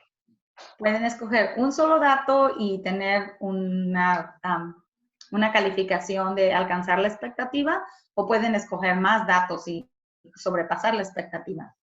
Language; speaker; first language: Spanish; early bilingual, heritage; Spanish